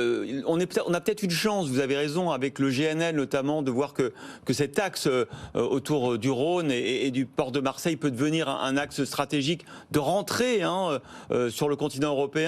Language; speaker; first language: French; native; French